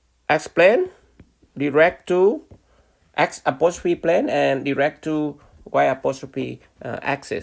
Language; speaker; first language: English; non-native, fluent; Vietnamese